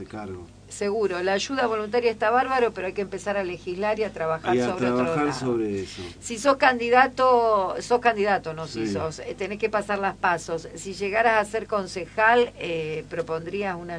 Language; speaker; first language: Spanish; native; Spanish